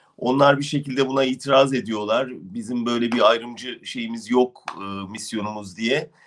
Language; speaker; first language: Turkish; native; Turkish